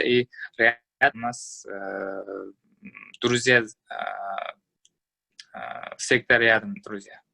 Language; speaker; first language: Russian; non-native, learner; Uzbek